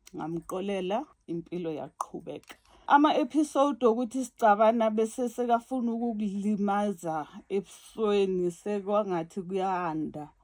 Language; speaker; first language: Zulu; non-native, local second language; South Ndebele